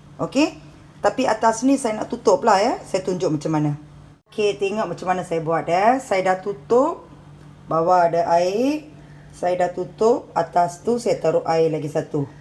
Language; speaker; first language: Malay; non-native, local second language; Tamil